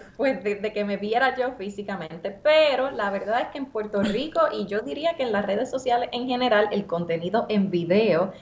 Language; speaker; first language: Spanish; native; Spanish